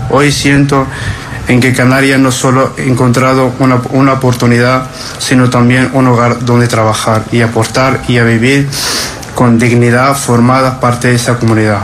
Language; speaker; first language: Spanish; non-native, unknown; Arabic